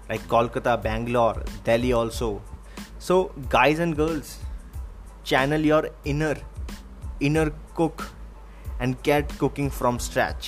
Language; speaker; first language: English; non-native, local second language; Hindi